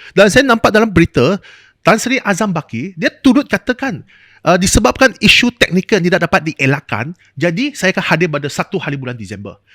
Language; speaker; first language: Malay; non-native, local second language; Chinese